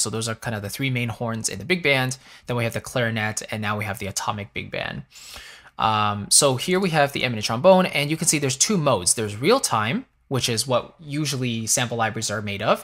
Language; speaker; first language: English; native; English